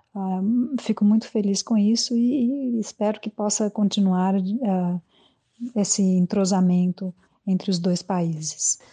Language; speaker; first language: Portuguese; native; Portuguese